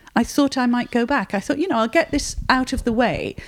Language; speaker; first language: English; non-native, local second language; French